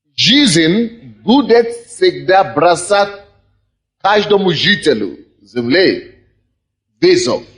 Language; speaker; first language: Russian; non-native, fluent; Yoruba